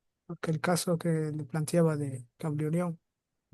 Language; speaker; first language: Spanish; native; Spanish